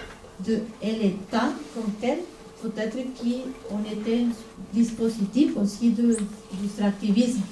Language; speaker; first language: French; non-native, fluent; Spanish